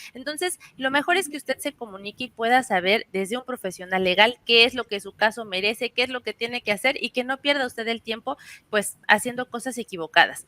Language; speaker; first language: Spanish; native; Spanish